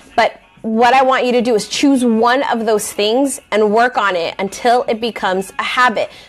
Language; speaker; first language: English; native; English